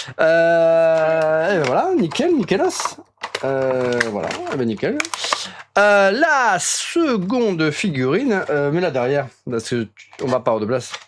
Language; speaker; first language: French; native; French